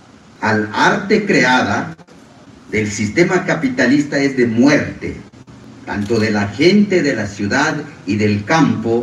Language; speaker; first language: Spanish; non-native, local second language; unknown